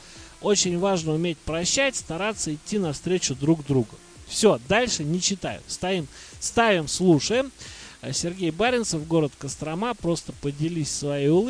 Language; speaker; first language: Russian; native; Russian